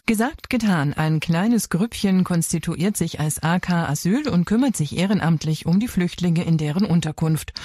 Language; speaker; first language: German; native; German